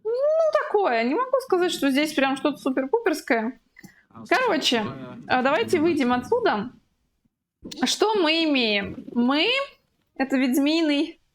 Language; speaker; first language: Russian; native; Russian